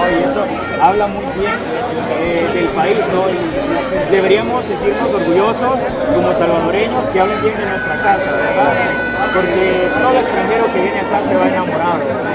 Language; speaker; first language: Spanish; native; Spanish